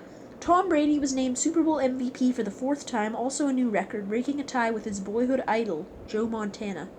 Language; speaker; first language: English; native; English